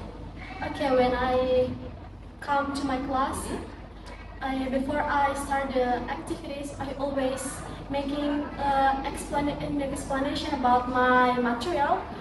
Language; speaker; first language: English; non-native, learner; Indonesian